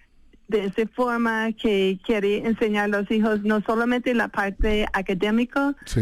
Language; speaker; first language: Spanish; non-native, fluent; English